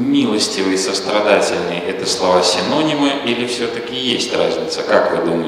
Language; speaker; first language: Russian; native; Russian